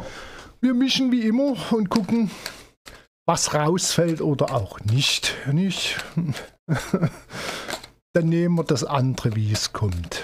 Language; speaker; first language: German; native; German